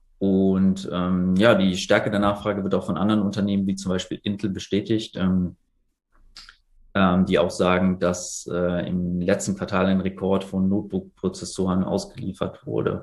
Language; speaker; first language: German; native; German